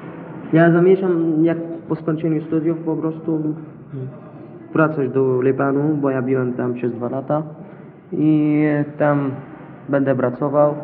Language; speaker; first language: Polish; non-native, fluent; Arabic